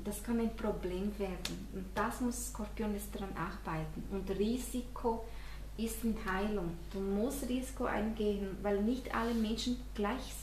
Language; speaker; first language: German; non-native, fluent; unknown